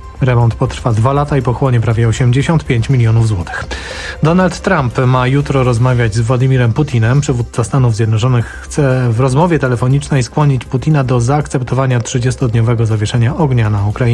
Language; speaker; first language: Polish; native; Polish